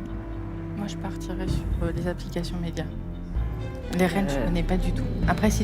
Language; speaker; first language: French; native; French